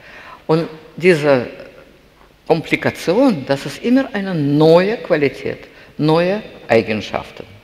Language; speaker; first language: German; non-native, fluent; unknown